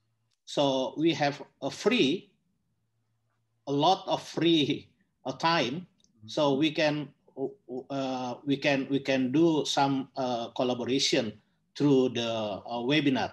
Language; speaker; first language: English; non-native, learner; Indonesian